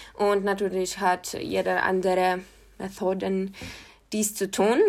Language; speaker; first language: German; non-native, learner; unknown